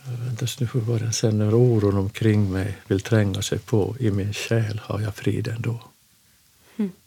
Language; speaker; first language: Swedish; native; Swedish